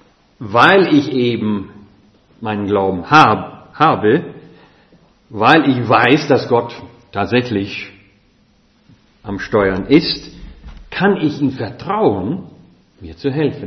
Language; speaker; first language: German; non-native, fluent; English